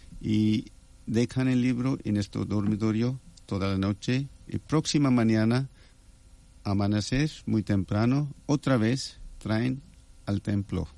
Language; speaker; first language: Spanish; non-native, fluent; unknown